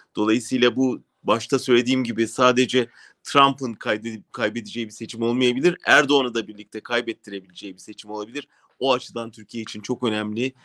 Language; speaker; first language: Turkish; native; Turkish